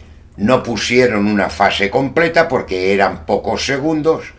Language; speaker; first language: Spanish; native; Spanish